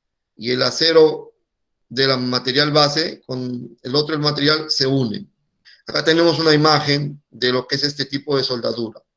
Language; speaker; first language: Spanish; native; Spanish